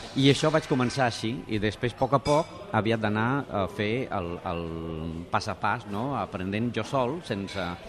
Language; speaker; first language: Catalan; non-native, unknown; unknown